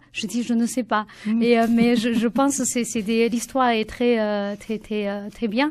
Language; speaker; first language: French; non-native, learner; Chinese